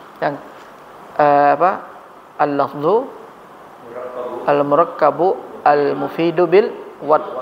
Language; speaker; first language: Arabic; non-native, fluent; Indonesian